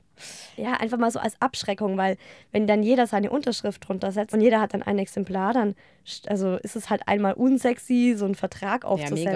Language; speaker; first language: German; native; German